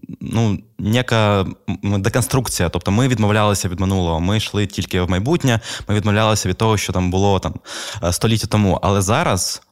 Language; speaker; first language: Ukrainian; native; Ukrainian